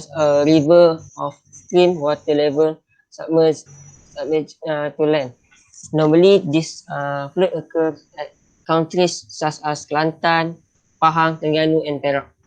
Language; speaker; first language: English; non-native, learner; Malay